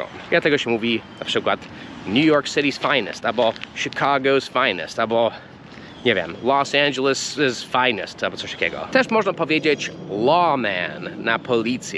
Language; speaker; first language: Polish; non-native, fluent; English